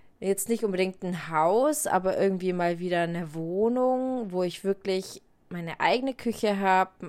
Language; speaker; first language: German; native; German